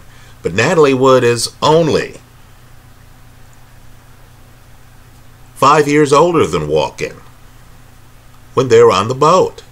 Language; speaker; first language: English; native; English